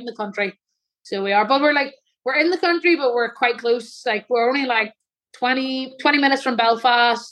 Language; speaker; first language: English; native; English